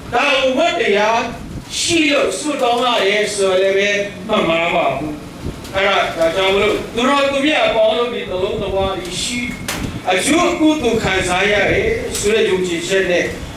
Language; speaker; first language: Burmese; non-native, local second language; Tedim Chin